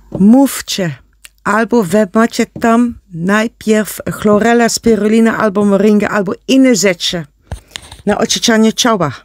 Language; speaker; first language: Polish; non-native, learner; Dutch